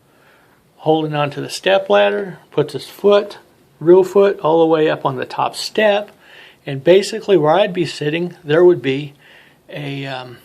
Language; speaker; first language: English; native; English